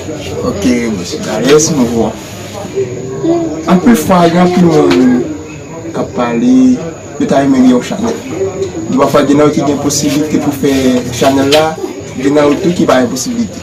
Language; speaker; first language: French; non-native, learner; Haitian Creole